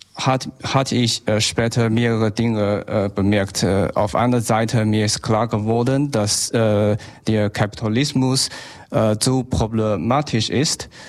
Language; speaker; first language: German; non-native, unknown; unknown